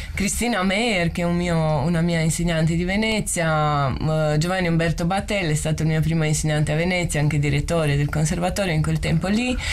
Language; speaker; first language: Italian; non-native, fluent; Romanian